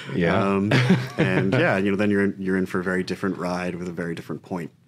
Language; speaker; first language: English; native; English